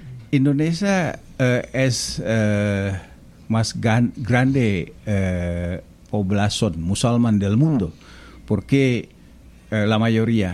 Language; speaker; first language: Spanish; non-native, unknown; Indonesian